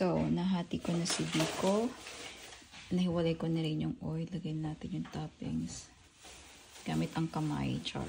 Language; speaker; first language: Filipino; native; Filipino